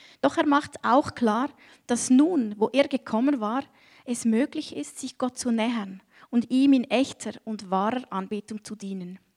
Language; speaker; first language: German; native; German